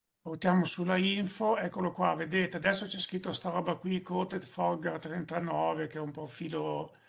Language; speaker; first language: Italian; native; Italian